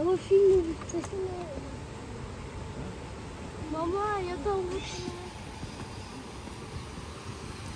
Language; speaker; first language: Russian; early bilingual, heritage; Russian